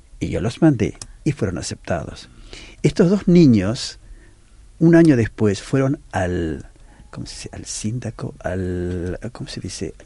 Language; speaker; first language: Spanish; native; Spanish